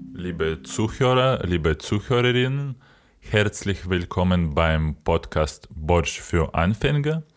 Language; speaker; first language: German; non-native, fluent; Ukrainian